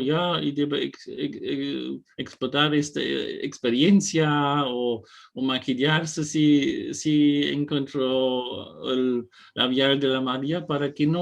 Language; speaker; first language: Spanish; non-native, fluent; German